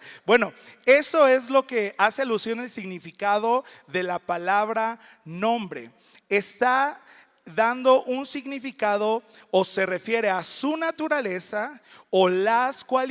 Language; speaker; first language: Spanish; native; Spanish